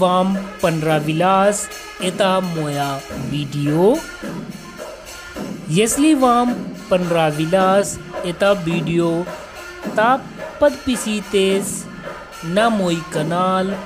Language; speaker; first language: Russian; non-native, learner; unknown